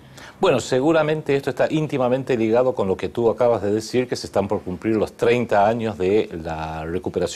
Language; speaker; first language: Spanish; native; Spanish